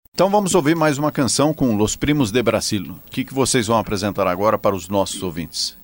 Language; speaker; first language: Portuguese; native; Portuguese